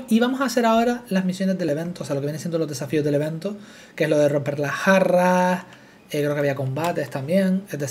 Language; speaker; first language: Spanish; native; Spanish